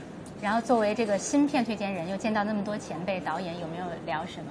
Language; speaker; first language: Chinese; native; Chinese